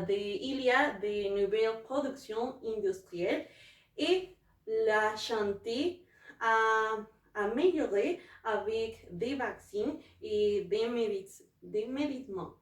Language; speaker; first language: French; non-native, learner; Spanish